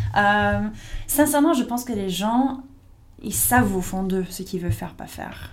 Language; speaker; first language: French; non-native, fluent; English